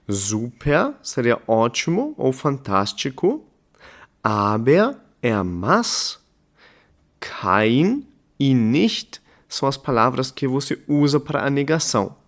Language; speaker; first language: Portuguese; non-native, fluent; German